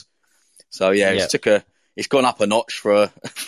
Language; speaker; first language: English; native; English